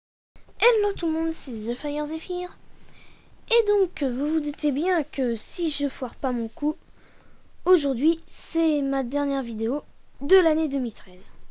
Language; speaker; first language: French; native; French